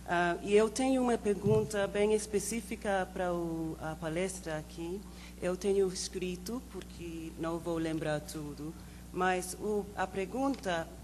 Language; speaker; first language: Portuguese; non-native, learner; English